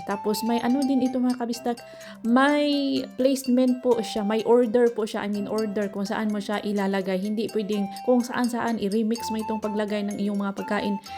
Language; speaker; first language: Filipino; non-native, local second language; Cebuano